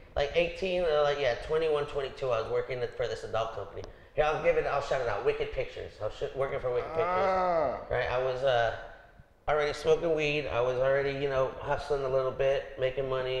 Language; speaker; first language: English; native; English